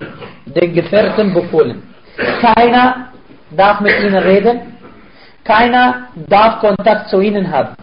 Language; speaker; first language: German; non-native, fluent; Arabic